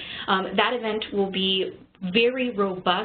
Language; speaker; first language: English; native; English